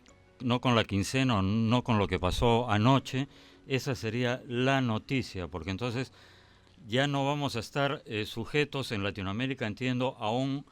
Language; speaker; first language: Spanish; native; Spanish